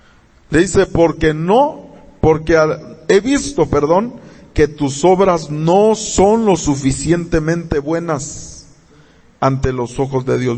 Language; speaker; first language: Spanish; native; Spanish